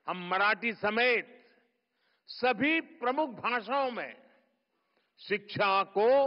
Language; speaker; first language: Hindi; non-native, local second language; Gujarati